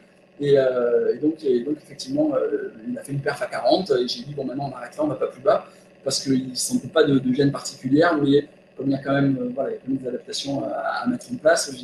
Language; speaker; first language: French; native; French